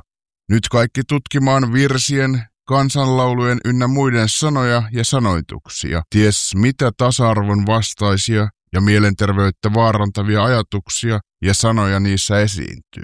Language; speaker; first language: Finnish; native; Finnish